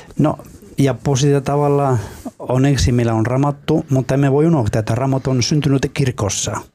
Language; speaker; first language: Finnish; non-native, fluent; Spanish